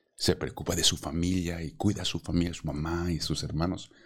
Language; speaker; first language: Spanish; early bilingual, heritage; Spanish